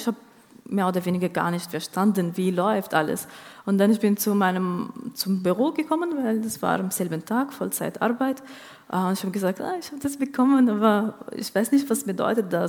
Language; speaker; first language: German; non-native, fluent; Arabic